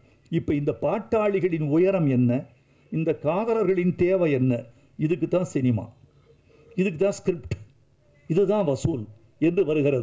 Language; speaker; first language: Tamil; native; Tamil